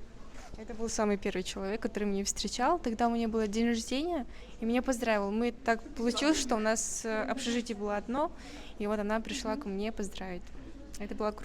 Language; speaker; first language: Russian; non-native, learner; Mongolian